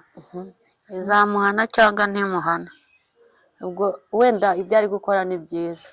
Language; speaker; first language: Kinyarwanda; native; Kinyarwanda